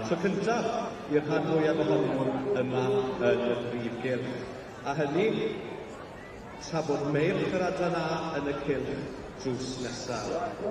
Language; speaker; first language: Welsh; native; Welsh